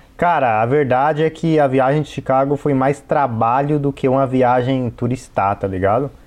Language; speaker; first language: Portuguese; native; Portuguese